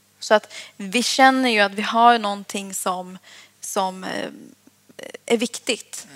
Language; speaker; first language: Swedish; native; Swedish